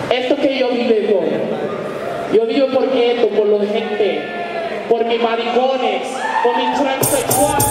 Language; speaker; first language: Spanish; non-native, learner; English